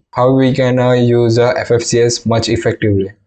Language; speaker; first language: English; non-native, local second language; Gujarati